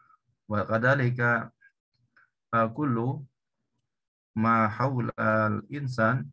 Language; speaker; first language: Arabic; non-native, learner; Indonesian